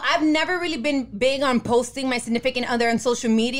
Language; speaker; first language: English; early bilingual, other home language; Spanish